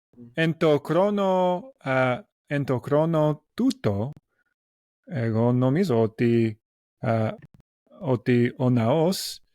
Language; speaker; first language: Greek; non-native, learner; English